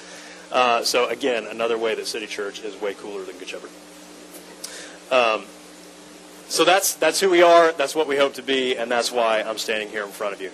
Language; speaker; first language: English; native; English